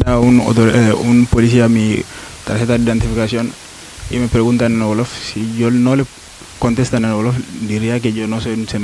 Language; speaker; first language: Spanish; non-native, learner; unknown